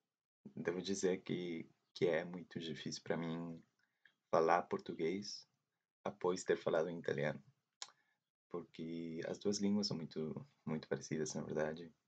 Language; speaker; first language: Portuguese; non-native, fluent; Spanish